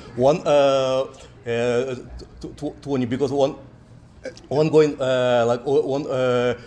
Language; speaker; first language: English; non-native, learner; Russian